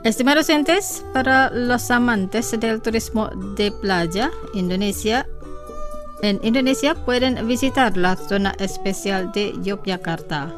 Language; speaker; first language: Spanish; non-native, fluent; Indonesian